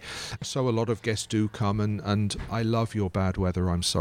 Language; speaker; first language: English; native; English